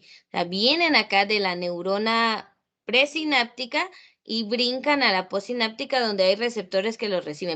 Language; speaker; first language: Spanish; native; Spanish